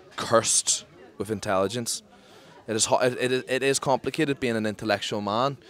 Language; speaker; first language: English; native; English